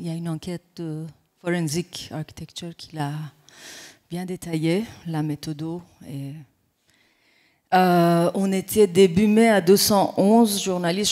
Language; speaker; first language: French; non-native, fluent; Persian